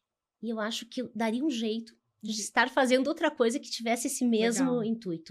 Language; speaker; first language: Portuguese; native; Portuguese